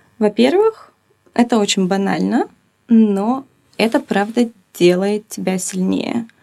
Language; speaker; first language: Russian; native; Russian